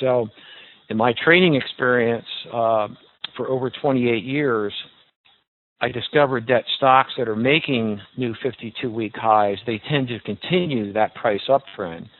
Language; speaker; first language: English; native; English